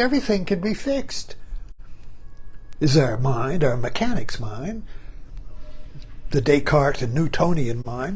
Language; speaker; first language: English; native; English